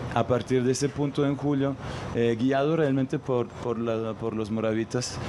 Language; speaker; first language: Spanish; non-native, fluent; German